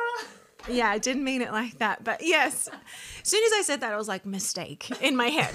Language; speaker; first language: English; native; English